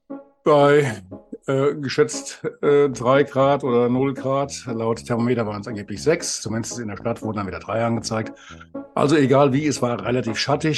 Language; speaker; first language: German; native; German